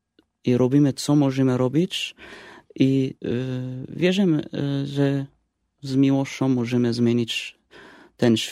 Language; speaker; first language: Polish; non-native, fluent; Arabic